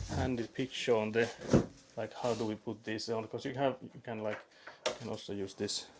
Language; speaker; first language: English; non-native, fluent; Finnish